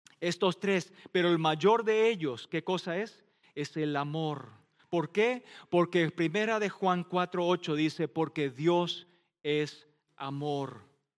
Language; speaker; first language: Spanish; non-native, local second language; Plautdietsch